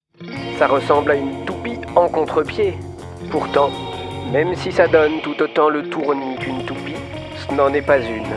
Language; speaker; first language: French; native; French